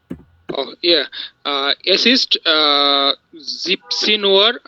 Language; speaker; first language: German; non-native, learner; Bangla